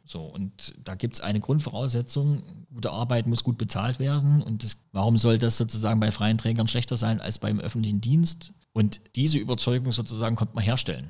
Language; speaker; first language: German; native; German